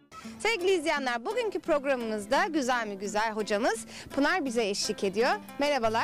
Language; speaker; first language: Turkish; native; Turkish